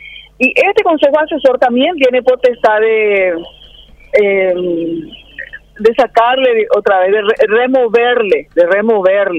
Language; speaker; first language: Spanish; native; Spanish